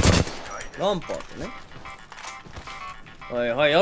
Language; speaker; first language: Japanese; native; Japanese